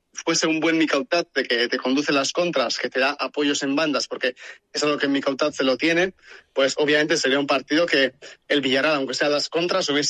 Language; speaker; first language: Spanish; native; Spanish